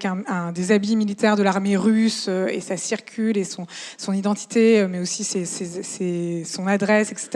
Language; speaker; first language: French; native; French